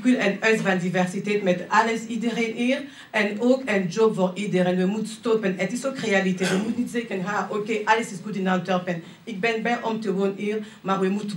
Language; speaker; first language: Dutch; non-native, learner; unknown